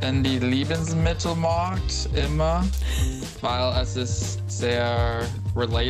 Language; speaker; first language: German; non-native, learner; English